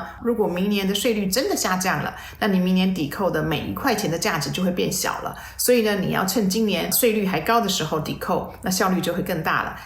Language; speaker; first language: Chinese; native; Chinese